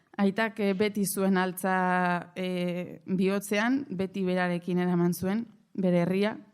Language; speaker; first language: Basque; native; Basque